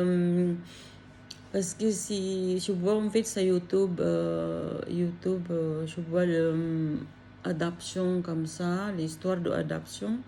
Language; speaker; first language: French; non-native, learner; Filipino